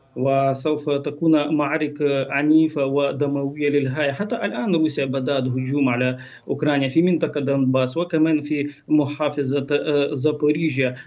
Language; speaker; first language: Arabic; non-native, learner; Ukrainian